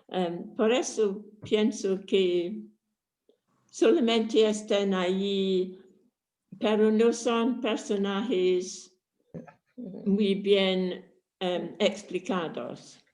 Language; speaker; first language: Spanish; non-native, fluent; English